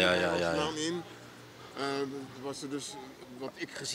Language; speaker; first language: Dutch; native; Dutch